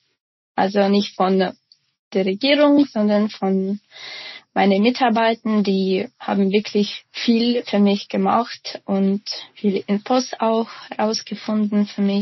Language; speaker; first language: German; non-native, fluent; Ukrainian